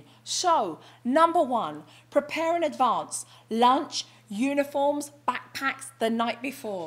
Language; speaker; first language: English; native; English